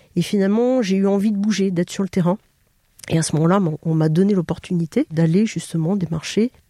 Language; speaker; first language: French; native; French